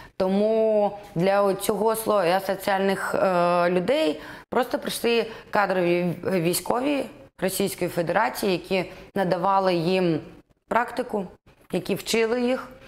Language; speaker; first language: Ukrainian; non-native, local second language; Russian